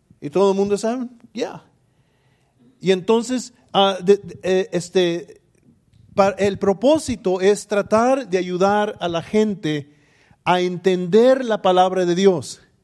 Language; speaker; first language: Spanish; early bilingual, heritage; English